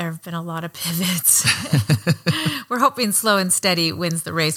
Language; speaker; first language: English; native; English